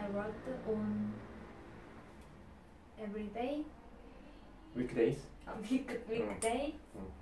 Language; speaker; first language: English; non-native, learner; Korean